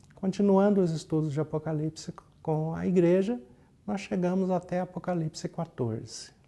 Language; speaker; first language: Portuguese; native; Portuguese